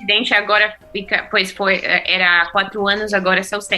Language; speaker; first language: Portuguese; non-native, fluent; Russian